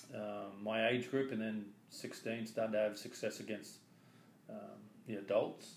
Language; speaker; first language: English; native; English